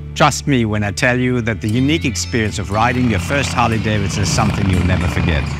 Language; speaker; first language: English; non-native, fluent; Spanish